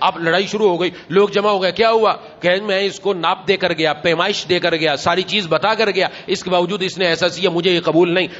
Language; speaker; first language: Urdu; non-native, local second language; Punjabi